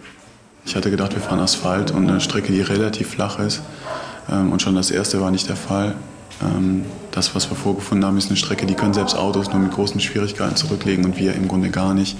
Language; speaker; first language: German; native; German